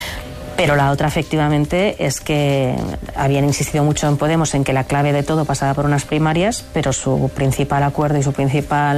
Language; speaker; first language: Spanish; native; Spanish